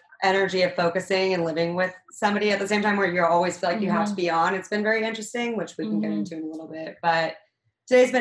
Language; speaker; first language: English; native; English